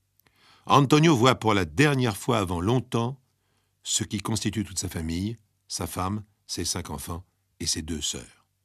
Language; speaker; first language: French; native; French